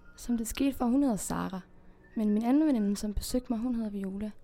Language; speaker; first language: Danish; early bilingual, heritage; Spanish